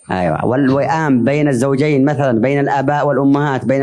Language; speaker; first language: Arabic; native; Arabic